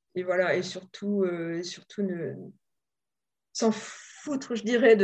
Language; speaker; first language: French; native; French